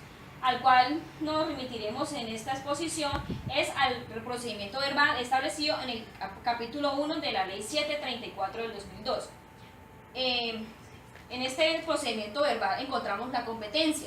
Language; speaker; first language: Spanish; native; Spanish